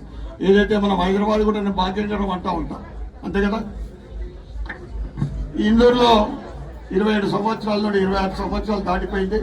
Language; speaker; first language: Telugu; native; Telugu